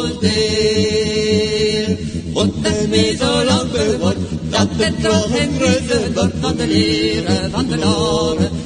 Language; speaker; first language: Dutch; non-native, local second language; French